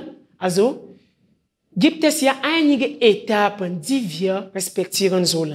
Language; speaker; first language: German; non-native, fluent; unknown